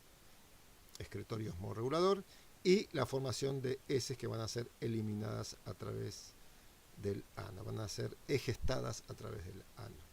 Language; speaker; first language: Spanish; native; Spanish